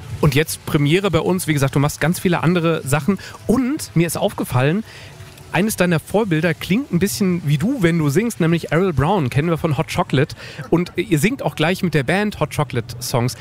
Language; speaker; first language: German; native; German